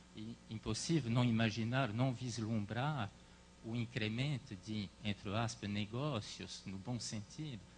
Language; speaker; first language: Portuguese; non-native, fluent; French